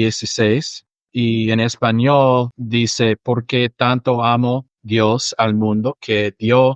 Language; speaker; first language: Spanish; non-native, fluent; English